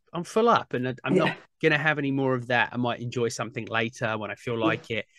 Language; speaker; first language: English; native; English